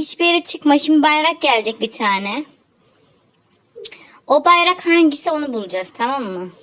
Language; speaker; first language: Turkish; native; Turkish